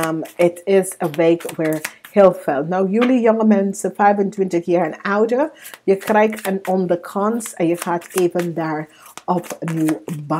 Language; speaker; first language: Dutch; non-native, learner; English